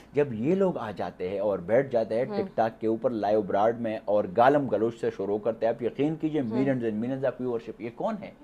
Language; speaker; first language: Urdu; non-native, local second language; Pashto